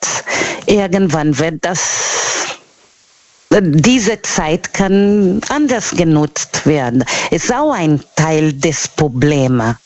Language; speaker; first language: German; non-native, learner; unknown